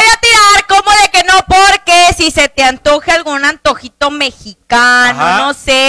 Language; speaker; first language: Spanish; native; Spanish